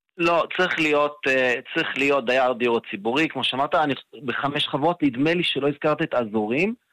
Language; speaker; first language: Hebrew; native; Hebrew